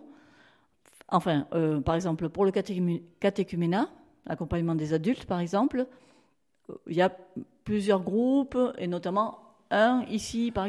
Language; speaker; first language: French; native; French